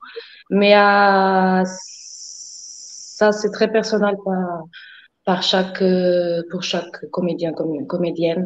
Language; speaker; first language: French; non-native, fluent; Portuguese